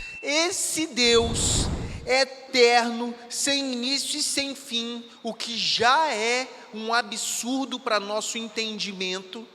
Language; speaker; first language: Portuguese; native; Portuguese